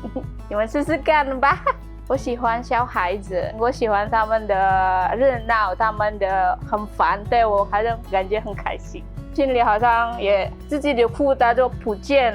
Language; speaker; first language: Chinese; non-native, learner; Indonesian